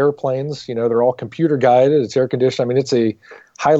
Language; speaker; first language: English; native; English